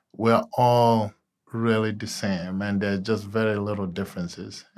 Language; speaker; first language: English; non-native, local second language; Igbo